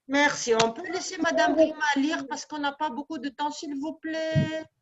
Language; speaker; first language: French; non-native, local second language; Arabic